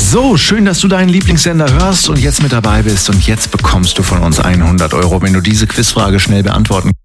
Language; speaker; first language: German; native; German